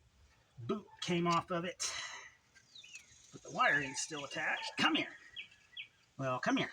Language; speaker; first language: English; native; English